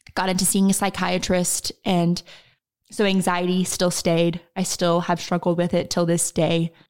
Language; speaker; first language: English; native; English